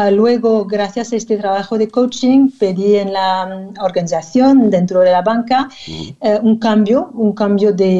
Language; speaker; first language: Spanish; non-native, fluent; French